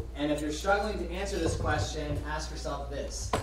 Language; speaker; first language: English; native; English